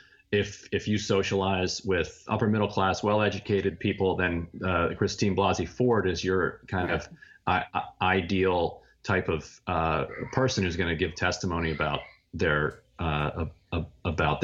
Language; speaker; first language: English; native; English